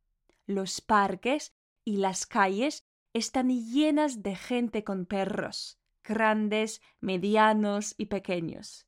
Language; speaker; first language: Spanish; non-native, fluent; Polish